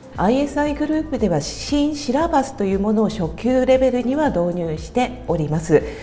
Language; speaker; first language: Japanese; native; Japanese